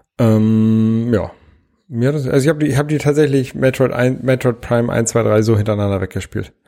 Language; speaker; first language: German; native; German